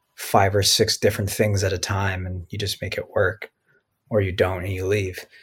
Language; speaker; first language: English; native; English